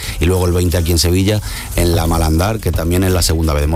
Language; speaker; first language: Spanish; native; Spanish